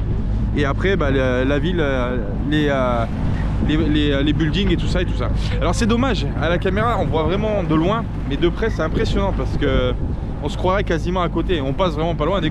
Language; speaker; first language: French; native; French